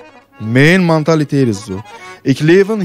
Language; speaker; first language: Dutch; non-native, learner; Turkish